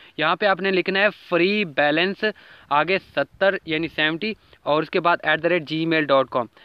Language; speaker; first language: Urdu; non-native, local second language; Punjabi